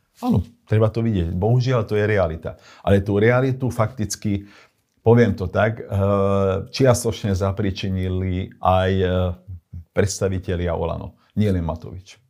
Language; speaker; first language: Slovak; non-native, local second language; Hungarian